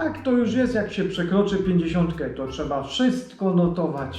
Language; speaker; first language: Polish; native; Polish